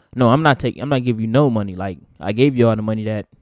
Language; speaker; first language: English; native; English